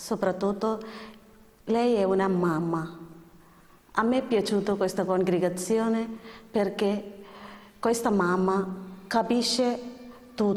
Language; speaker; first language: Italian; non-native, learner; Malayalam